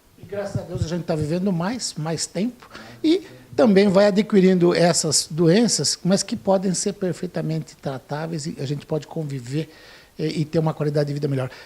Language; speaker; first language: Portuguese; native; Portuguese